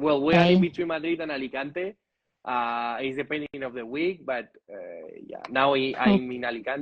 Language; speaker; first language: English; non-native, learner; Spanish